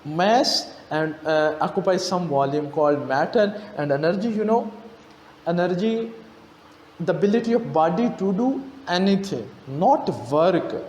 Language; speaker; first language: English; non-native, local second language; Urdu